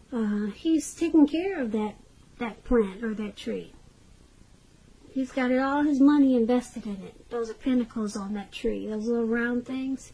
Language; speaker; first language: English; native; English